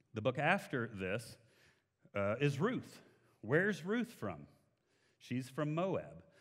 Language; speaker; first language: English; native; English